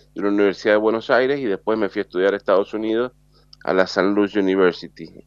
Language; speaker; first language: Spanish; native; Spanish